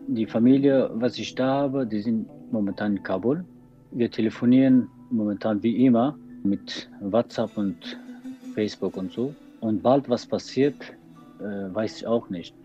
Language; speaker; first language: German; non-native, learner; Persian